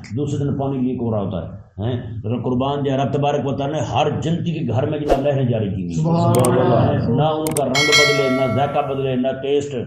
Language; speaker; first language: Urdu; non-native, local second language; Punjabi